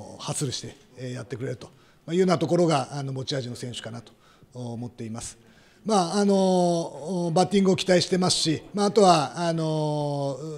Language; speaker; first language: Japanese; native; Japanese